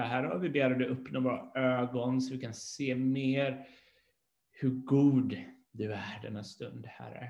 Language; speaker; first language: Swedish; non-native, fluent; English